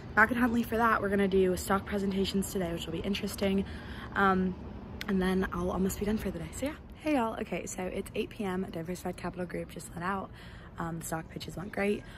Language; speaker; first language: English; native; English